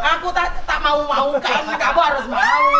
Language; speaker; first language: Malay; non-native, local second language; Javanese